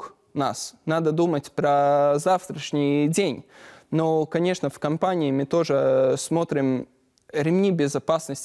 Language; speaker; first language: Russian; non-native, learner; Latvian